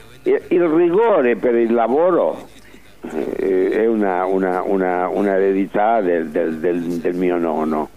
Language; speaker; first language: Italian; early bilingual, heritage; Spanish